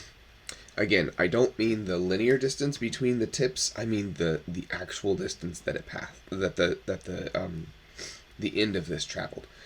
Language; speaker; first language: English; native; English